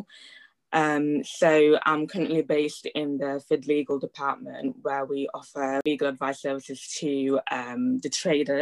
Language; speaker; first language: English; early bilingual, other home language; Italian